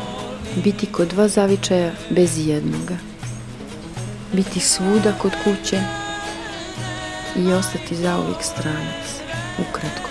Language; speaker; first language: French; non-native, fluent; Serbian